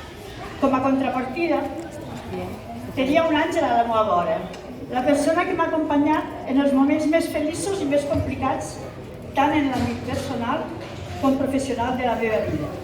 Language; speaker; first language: Catalan; native; Catalan